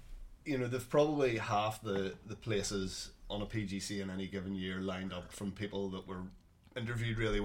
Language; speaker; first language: English; native; English